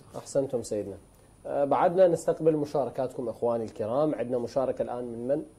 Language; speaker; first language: Arabic; native; Arabic